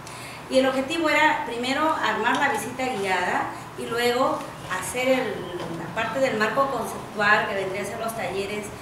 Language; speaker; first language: Spanish; native; Spanish